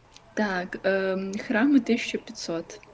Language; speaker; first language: Belarusian; non-native, local second language; Russian